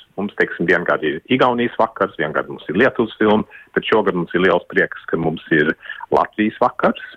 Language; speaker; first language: Latvian; early bilingual, heritage; Latvian